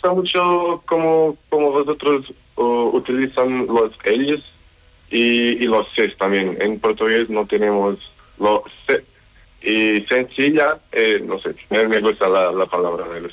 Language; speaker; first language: Spanish; non-native, learner; Portuguese